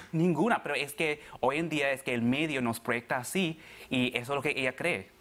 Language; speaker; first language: Spanish; early bilingual, other home language; Arabic